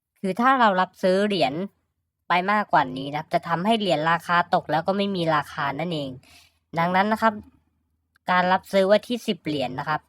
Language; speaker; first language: Thai; native; Thai